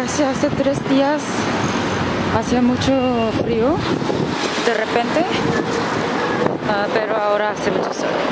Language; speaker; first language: Spanish; non-native, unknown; Korean